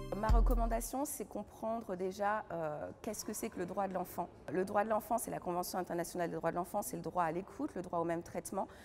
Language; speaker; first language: French; native; French